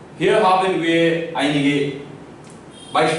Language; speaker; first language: German; non-native, learner; Hindi